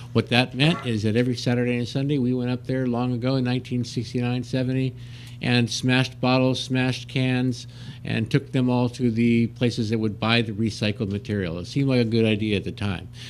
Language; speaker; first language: English; native; English